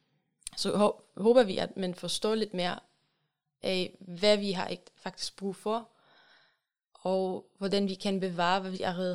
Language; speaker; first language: Danish; non-native, fluent; German